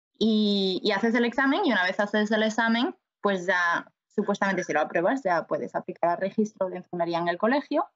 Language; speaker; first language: Spanish; native; Spanish